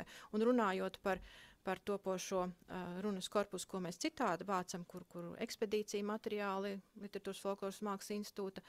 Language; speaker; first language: Latvian; native; Latvian